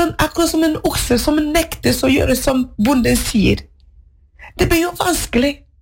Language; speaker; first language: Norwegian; non-native, fluent; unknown